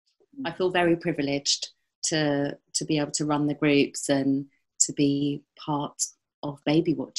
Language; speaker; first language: English; native; English